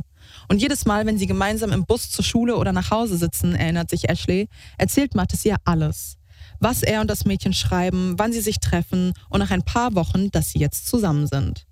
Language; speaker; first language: German; native; German